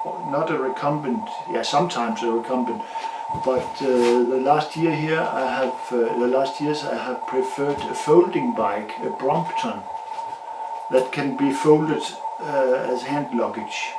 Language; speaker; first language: English; non-native, learner; Danish